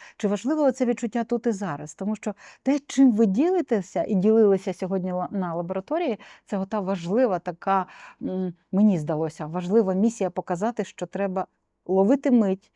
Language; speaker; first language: Ukrainian; native; Ukrainian